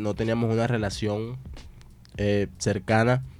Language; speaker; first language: Spanish; native; Spanish